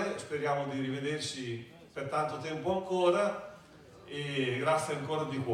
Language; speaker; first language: Italian; native; Italian